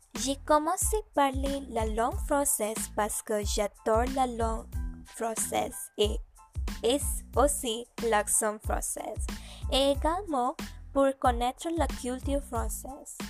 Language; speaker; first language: French; non-native, learner; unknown